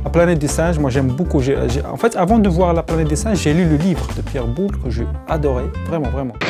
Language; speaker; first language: French; non-native, local second language; Arabic